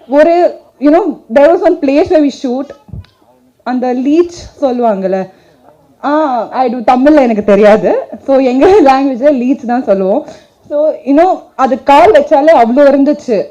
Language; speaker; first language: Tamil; non-native, learner; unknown